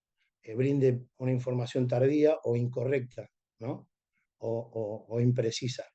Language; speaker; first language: Spanish; native; Spanish